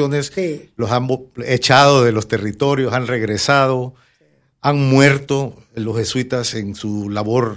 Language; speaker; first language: Spanish; native; Spanish